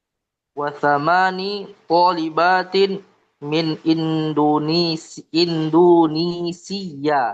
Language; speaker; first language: Arabic; non-native, learner; Indonesian